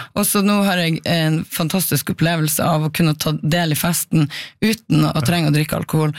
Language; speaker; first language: Norwegian; native; Norwegian